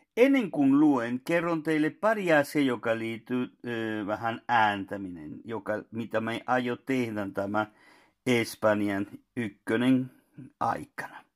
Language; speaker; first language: Finnish; non-native, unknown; Spanish